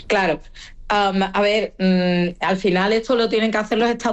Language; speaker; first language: Spanish; native; Spanish